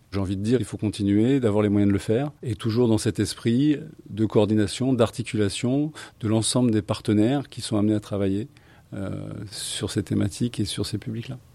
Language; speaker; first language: French; native; French